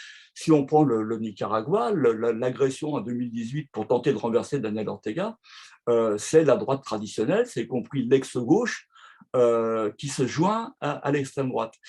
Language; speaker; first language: French; native; French